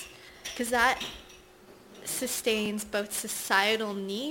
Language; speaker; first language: English; native; English